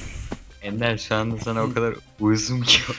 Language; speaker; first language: Turkish; native; Turkish